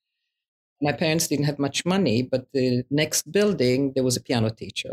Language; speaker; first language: English; non-native, fluent; Hebrew